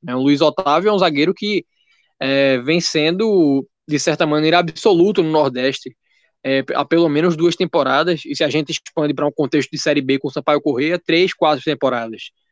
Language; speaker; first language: Portuguese; native; Portuguese